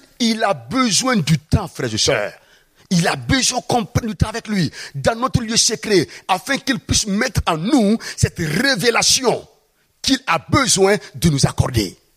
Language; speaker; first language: French; non-native, local second language; Mossi